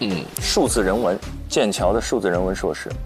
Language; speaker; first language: Chinese; native; Chinese